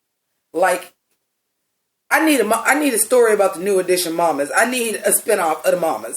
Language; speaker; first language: English; native; English